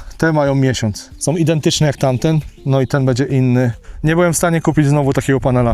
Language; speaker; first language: Polish; native; Polish